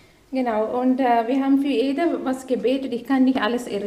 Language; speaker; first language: German; non-native, learner; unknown